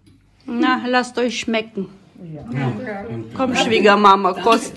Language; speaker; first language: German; non-native, fluent; Russian